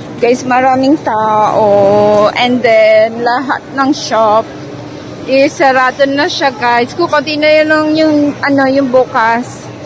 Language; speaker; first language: Filipino; native; Filipino